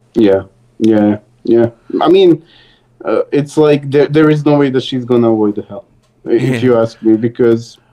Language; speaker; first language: English; non-native, fluent; Serbian